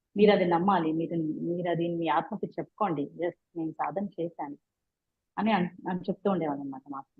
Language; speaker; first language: Telugu; native; Telugu